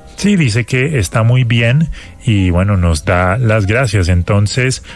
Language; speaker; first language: Spanish; native; Spanish